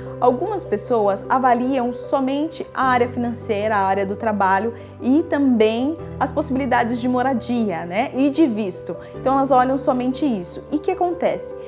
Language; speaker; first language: Portuguese; native; Portuguese